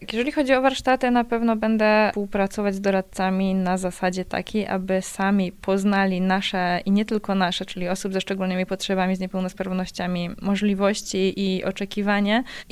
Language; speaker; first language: Polish; native; Polish